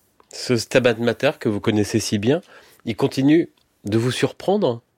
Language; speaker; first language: French; native; French